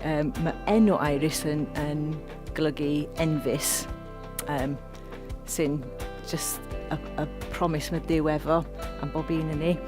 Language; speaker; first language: Welsh; non-native, local second language; English